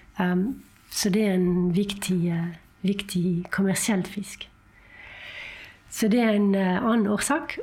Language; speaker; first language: Norwegian; non-native, fluent; French